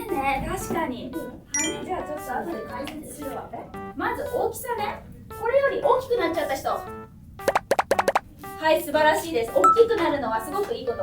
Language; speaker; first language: Japanese; native; Japanese